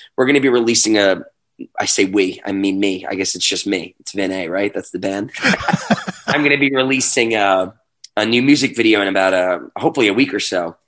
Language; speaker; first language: English; native; English